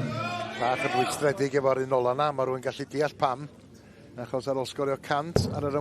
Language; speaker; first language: Welsh; native; Welsh